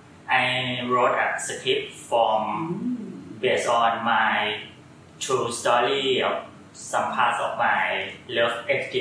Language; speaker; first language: English; non-native, learner; Thai